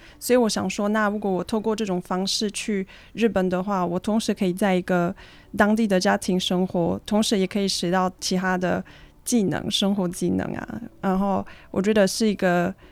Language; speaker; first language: Chinese; non-native, fluent; French